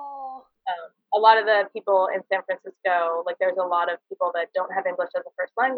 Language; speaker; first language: English; native; English